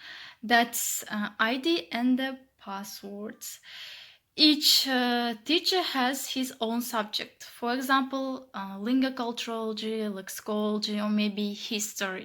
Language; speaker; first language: English; non-native, learner; Kazakh